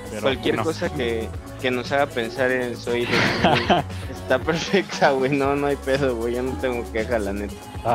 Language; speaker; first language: Spanish; native; Spanish